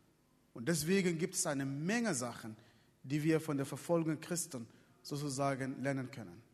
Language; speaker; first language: German; non-native, fluent; Arabic